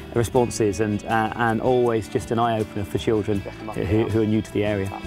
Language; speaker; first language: English; native; English